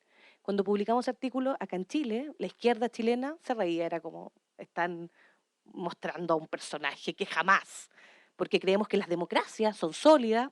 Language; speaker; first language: Spanish; native; Spanish